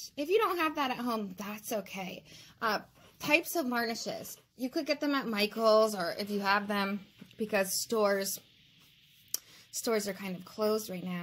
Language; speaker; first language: English; native; English